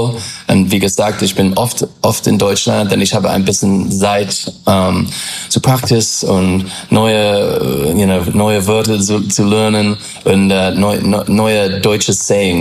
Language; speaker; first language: German; non-native, learner; English